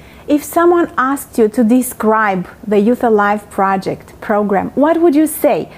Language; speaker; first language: English; non-native, fluent; Romanian